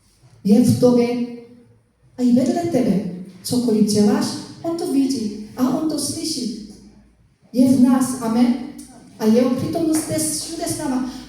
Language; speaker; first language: Czech; non-native, fluent; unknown